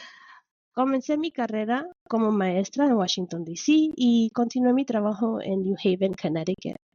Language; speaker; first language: Spanish; early bilingual, heritage; Spanish